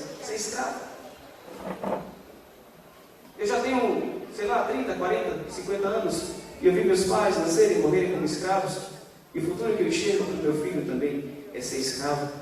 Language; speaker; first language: Portuguese; native; Portuguese